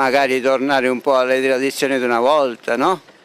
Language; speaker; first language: Italian; native; Italian